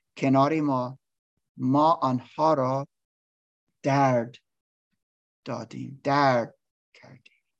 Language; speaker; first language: Persian; non-native, learner; English